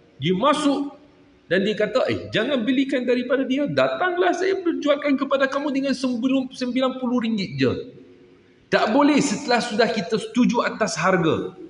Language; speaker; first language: Malay; non-native, fluent; Arabic